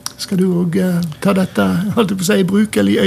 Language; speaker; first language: Norwegian; native; Norwegian